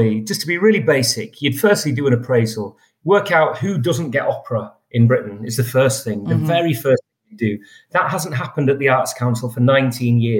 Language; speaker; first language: English; native; English